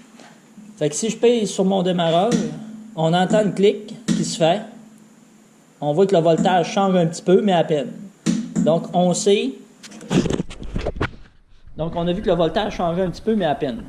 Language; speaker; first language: French; native; French